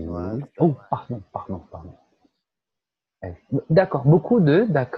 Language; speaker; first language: French; non-native, fluent; Portuguese